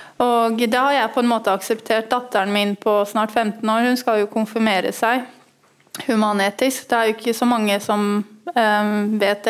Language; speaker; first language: Norwegian; early bilingual, other home language; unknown